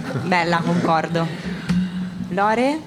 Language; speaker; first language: Italian; native; Italian